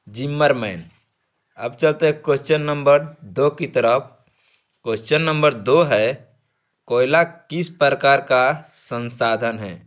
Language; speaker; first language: Hindi; native; Hindi